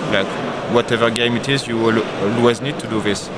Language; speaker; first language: English; non-native, learner; French